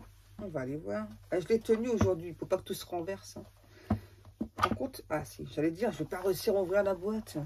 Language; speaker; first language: French; native; French